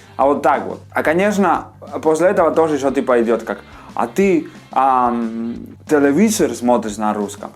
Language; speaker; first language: Russian; non-native, fluent; Spanish